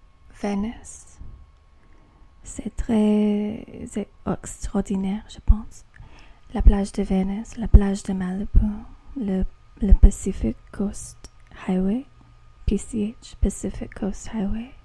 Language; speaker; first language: French; non-native, learner; English